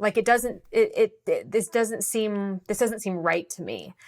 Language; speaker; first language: English; native; English